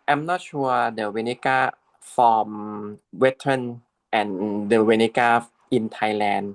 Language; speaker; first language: English; non-native, learner; Thai